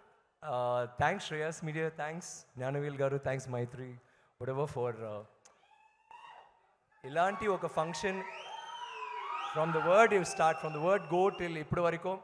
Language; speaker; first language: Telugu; non-native, learner; Tamil